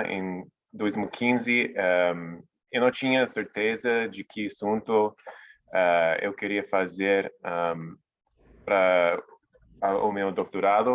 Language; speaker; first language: Portuguese; non-native, fluent; English